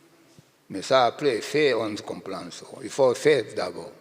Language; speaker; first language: French; non-native, learner; Japanese